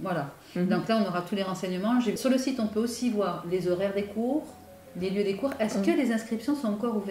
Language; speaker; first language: French; native; French